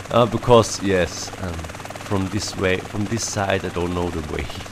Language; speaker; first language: English; non-native, learner; German